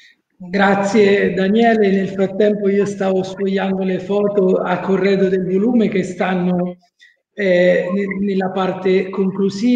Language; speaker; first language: Italian; native; Italian